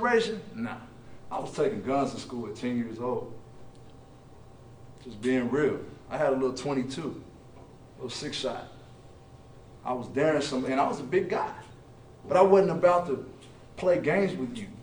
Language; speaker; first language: English; native; English